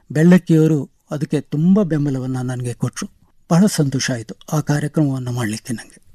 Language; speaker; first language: Kannada; non-native, local second language; Konkani